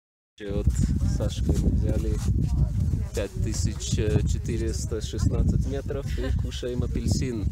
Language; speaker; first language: Russian; early bilingual, heritage; Russian